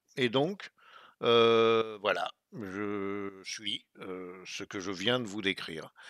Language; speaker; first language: French; native; French